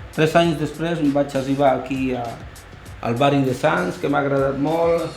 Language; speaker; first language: Catalan; non-native, fluent; Spanish